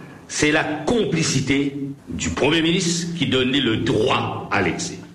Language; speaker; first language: French; non-native, local second language; Morisyen